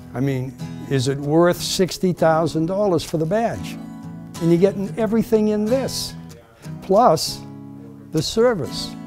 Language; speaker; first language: English; native; English